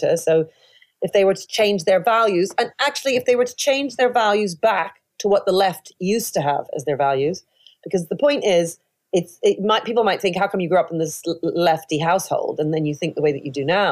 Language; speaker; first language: English; native; English